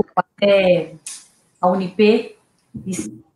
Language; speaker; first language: Portuguese; native; Portuguese